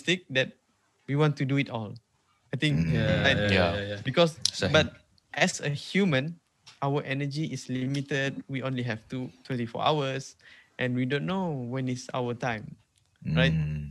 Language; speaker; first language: English; non-native, local second language; Malay